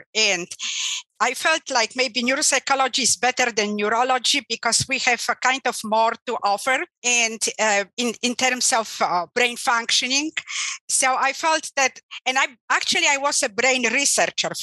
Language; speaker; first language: English; non-native, fluent; Polish